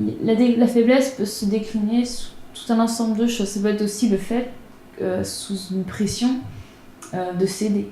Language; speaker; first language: French; native; French